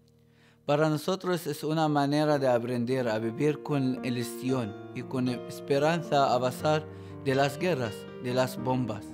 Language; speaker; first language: Spanish; non-native, fluent; Arabic